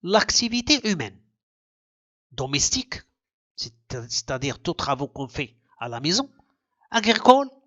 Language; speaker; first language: French; non-native, local second language; Arabic